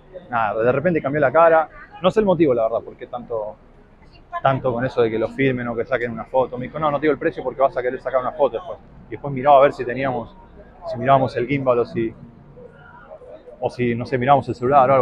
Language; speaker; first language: Spanish; native; Spanish